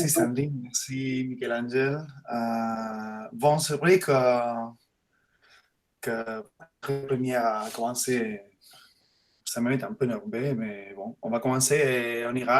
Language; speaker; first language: French; non-native, fluent; Catalan